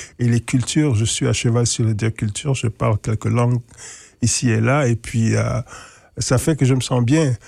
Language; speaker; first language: French; non-native, local second language; Wolof